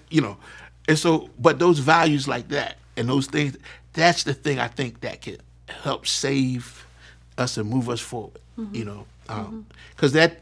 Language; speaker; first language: English; native; English